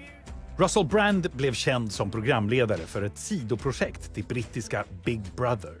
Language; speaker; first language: Swedish; native; Swedish